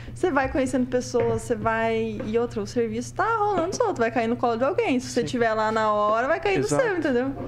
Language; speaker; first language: Portuguese; native; Portuguese